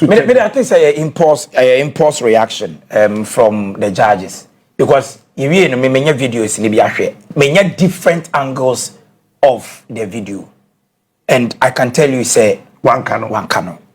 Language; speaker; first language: English; non-native, local second language; Akan